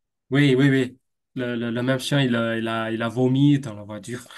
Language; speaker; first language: French; non-native, fluent; Chinese